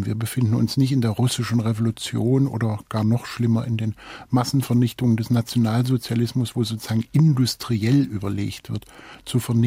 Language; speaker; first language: German; native; German